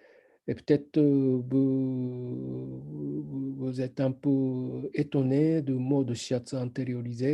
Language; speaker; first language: French; non-native, fluent; Japanese